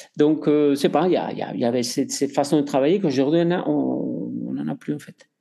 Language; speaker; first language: French; non-native, fluent; Spanish